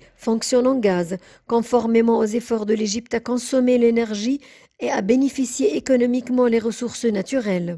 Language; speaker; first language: French; non-native, fluent; Arabic